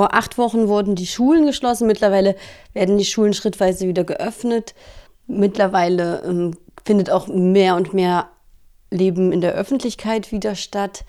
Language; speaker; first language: German; native; German